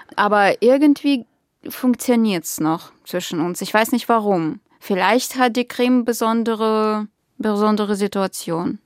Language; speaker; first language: German; non-native, fluent; Russian